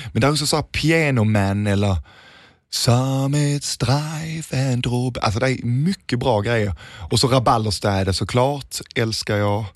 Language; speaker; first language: Swedish; early bilingual, other home language; Danish